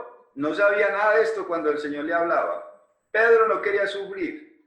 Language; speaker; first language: Spanish; native; Spanish